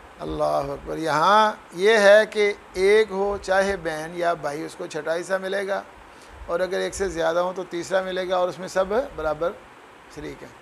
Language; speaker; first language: Urdu; non-native, local second language; Punjabi